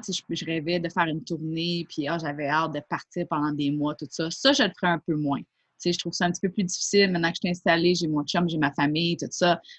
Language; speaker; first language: French; native; French